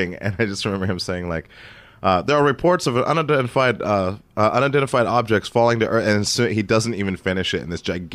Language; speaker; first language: English; native; English